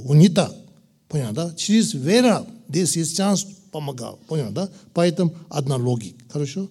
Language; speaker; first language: Russian; non-native, learner; Tibetan